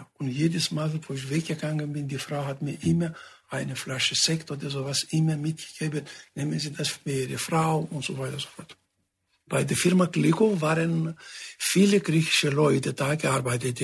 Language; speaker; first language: German; non-native, fluent; Greek